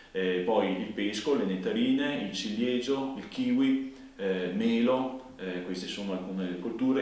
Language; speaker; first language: Italian; native; Italian